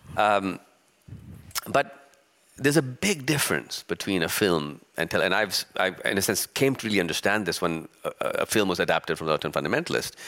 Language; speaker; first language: English; early bilingual, other home language; Urdu